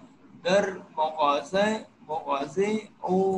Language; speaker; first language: Persian; non-native, learner; Urdu